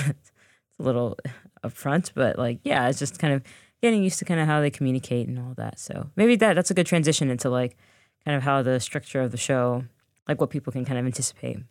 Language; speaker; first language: English; native; English